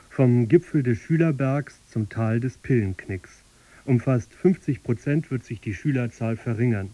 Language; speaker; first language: German; native; German